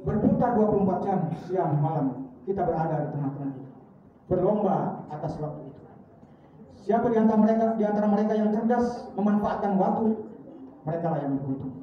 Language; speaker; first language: Indonesian; native; Indonesian